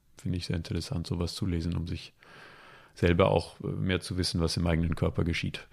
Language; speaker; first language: German; non-native, fluent; Italian